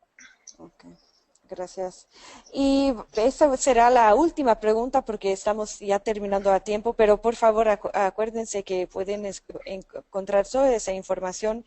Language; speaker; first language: Spanish; non-native, fluent; English